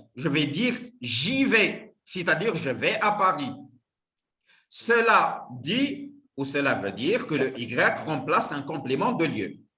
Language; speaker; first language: French; non-native, local second language; Arabic